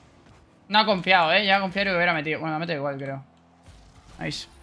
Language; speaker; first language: Spanish; native; Spanish